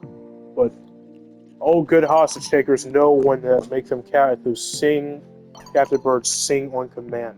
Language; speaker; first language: English; native; English